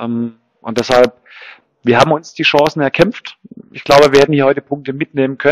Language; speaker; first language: German; native; German